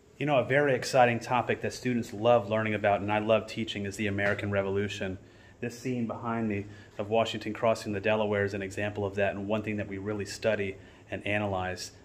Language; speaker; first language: English; native; English